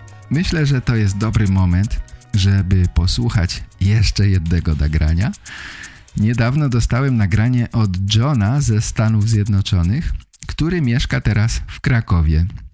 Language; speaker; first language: Polish; native; Polish